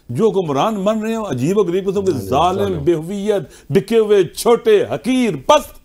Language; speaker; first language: Urdu; non-native, local second language; Punjabi